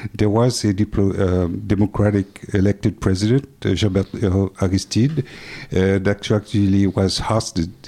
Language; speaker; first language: English; non-native, fluent; French